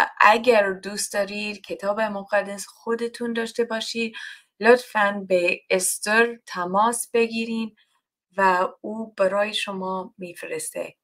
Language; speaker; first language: Persian; non-native, learner; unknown